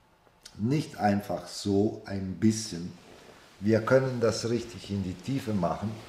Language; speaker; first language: German; non-native, fluent; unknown